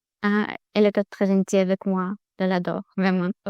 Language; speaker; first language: French; non-native, learner; Russian